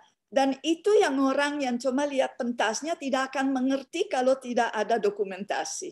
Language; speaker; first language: Indonesian; non-native, fluent; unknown